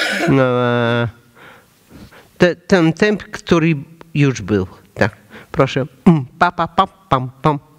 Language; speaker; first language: Polish; non-native, learner; Russian